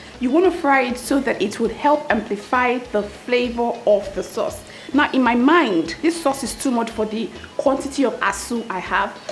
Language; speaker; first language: English; native; English